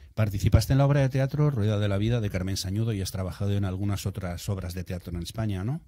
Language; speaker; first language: Spanish; native; Spanish